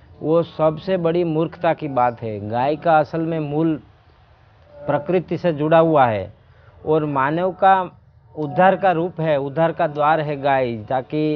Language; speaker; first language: Hindi; non-native, local second language; Gujarati